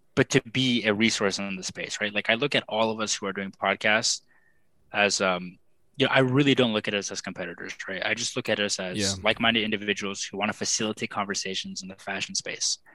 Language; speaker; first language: English; native; English